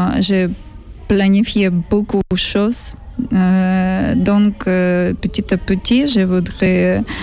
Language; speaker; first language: French; non-native, learner; Ukrainian